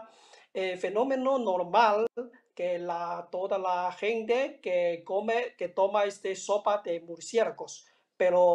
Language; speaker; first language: Spanish; non-native, fluent; Chinese